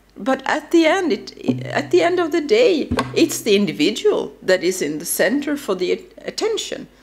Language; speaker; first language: English; non-native, fluent; Swedish